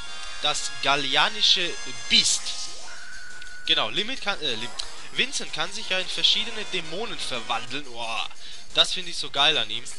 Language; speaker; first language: German; native; German